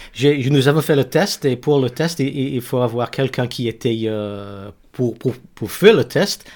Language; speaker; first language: French; non-native, learner; English